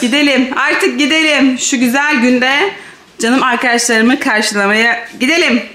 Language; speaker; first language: Turkish; native; Turkish